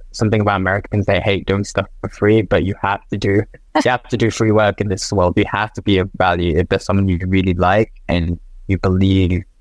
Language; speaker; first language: English; native; English